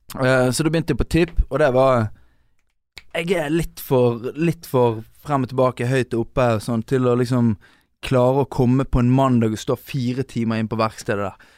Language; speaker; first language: Norwegian; native; Norwegian